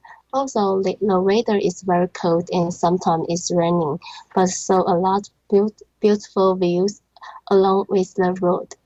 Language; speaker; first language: English; non-native, learner; Chinese